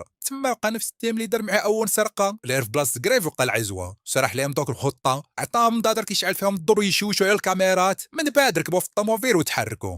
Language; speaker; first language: Arabic; native; Arabic